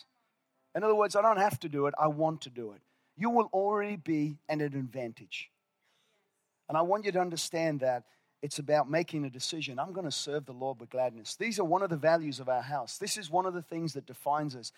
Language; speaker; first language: English; native; English